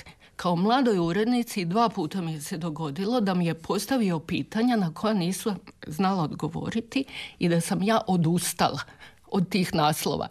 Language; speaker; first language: Serbian; native; Serbian